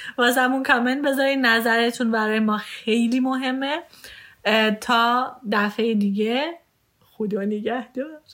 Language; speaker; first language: Persian; early bilingual, heritage; Persian